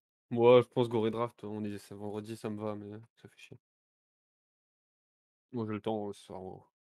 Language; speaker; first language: French; native; French